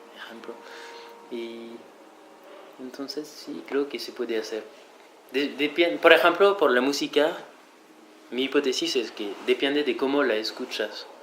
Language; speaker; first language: Spanish; non-native, fluent; French